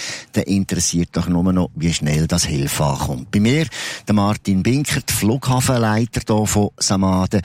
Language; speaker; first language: German; native; German